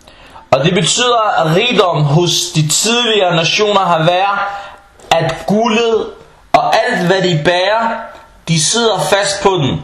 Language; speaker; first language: Danish; non-native, fluent; Arabic